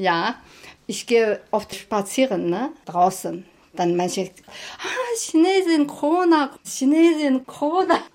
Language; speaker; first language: German; non-native, learner; Chinese